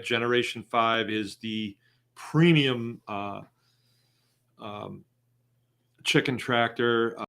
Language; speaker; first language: English; native; English